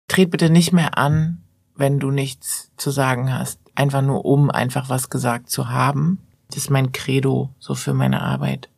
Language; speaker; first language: German; early bilingual, other home language; Persian